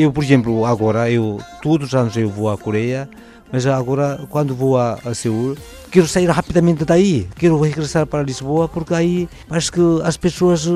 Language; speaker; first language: Portuguese; non-native, fluent; Korean